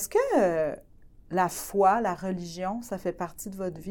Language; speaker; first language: French; native; French